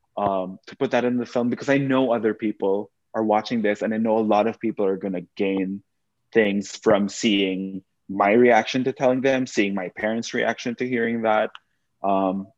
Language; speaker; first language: English; non-native, local second language; Filipino